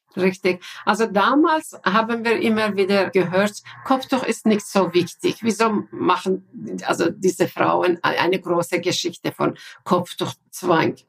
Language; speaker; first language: German; non-native, fluent; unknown